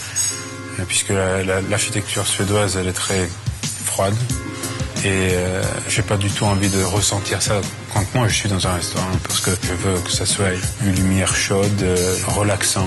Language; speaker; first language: French; non-native, fluent; Swedish